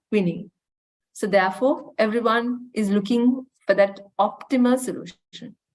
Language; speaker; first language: English; non-native, local second language; Sinhala